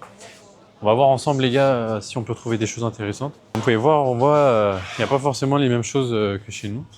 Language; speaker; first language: French; native; French